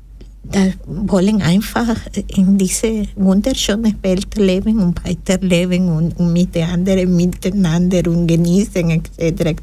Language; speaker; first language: German; non-native, learner; Spanish